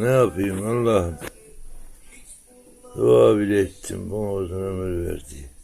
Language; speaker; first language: Turkish; native; Turkish